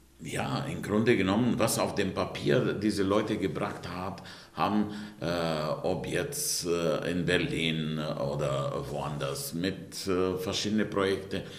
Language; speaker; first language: German; non-native, fluent; Romanian